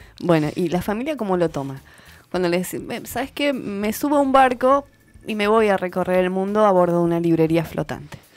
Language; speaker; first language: Spanish; native; Spanish